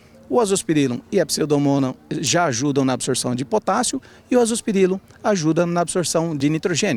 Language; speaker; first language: Portuguese; native; Portuguese